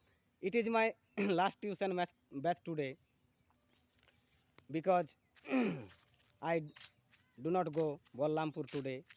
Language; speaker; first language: English; non-native, learner; Bangla